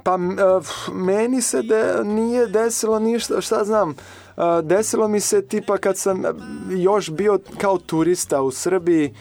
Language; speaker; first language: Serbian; non-native, fluent; Portuguese